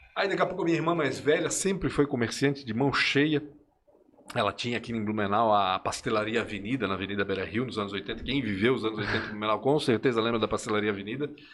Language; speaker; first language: Portuguese; early bilingual, other home language; Spanish